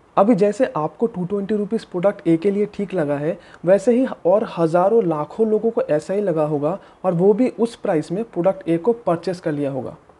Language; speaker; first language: Hindi; native; Hindi